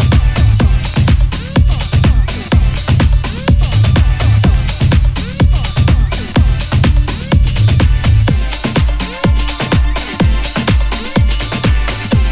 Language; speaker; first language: English; native; English